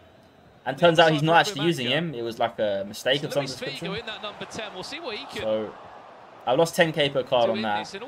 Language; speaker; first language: English; native; English